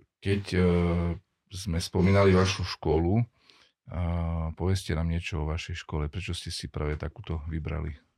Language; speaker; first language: Slovak; native; Slovak